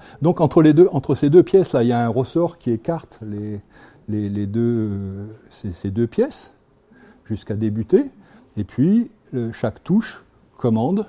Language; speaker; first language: French; native; French